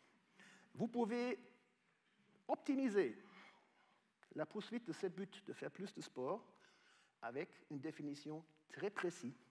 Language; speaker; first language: French; non-native, fluent; German